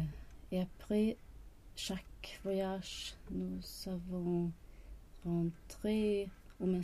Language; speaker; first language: French; non-native, learner; Swedish